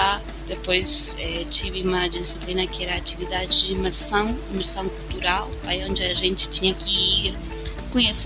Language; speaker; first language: Portuguese; non-native, fluent; Spanish